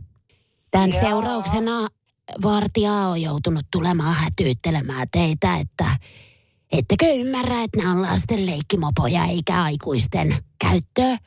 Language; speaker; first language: Finnish; native; Finnish